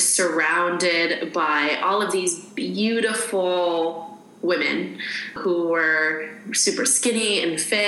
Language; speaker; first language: English; native; English